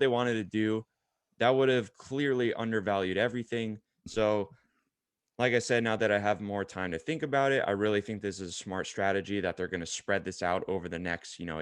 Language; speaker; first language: English; native; English